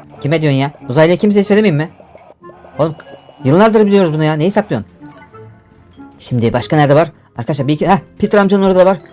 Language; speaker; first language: Turkish; native; Turkish